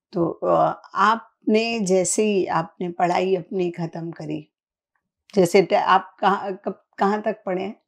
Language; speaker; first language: Hindi; native; Hindi